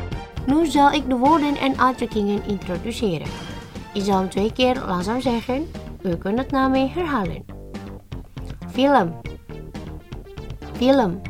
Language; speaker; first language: Dutch; non-native, fluent; Indonesian